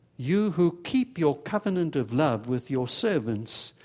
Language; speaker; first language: English; native; English